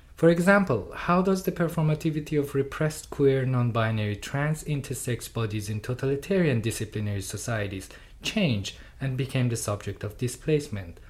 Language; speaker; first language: English; non-native, fluent; Persian